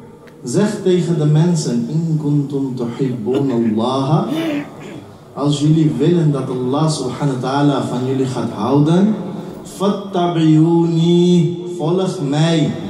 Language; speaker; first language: Dutch; early bilingual, heritage; Urdu